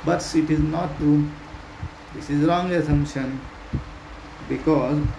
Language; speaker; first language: English; non-native, local second language; Marathi